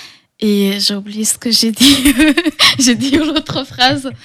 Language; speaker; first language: French; non-native, fluent; Persian